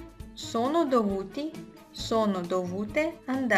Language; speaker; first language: Italian; non-native, fluent; Russian